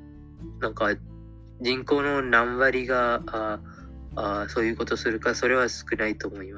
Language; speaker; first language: Japanese; non-native, fluent; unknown